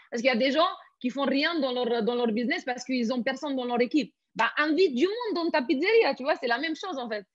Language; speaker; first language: French; non-native, fluent; Romanian